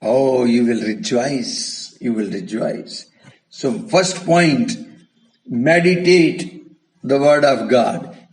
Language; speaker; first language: English; non-native, local second language; Hindi